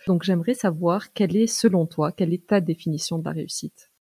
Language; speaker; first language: French; native; French